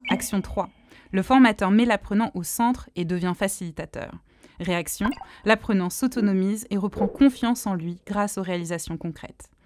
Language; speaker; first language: French; native; French